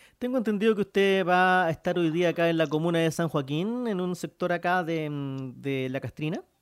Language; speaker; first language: Spanish; native; Spanish